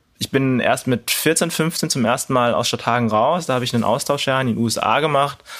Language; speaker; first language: German; early bilingual, other home language; Cantonese